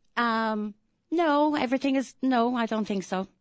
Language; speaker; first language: English; native; English